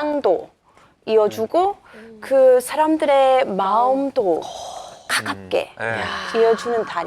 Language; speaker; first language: Korean; non-native, fluent; English